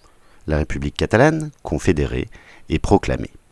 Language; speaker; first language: French; native; French